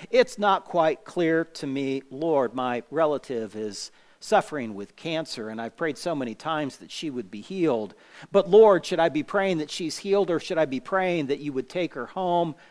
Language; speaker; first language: English; native; English